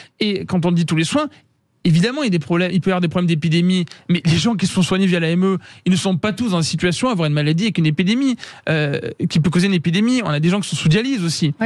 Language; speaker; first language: French; native; French